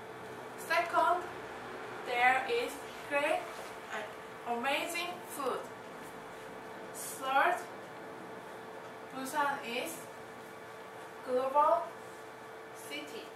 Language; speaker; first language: English; non-native, learner; Korean